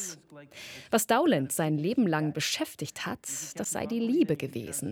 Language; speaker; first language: German; native; German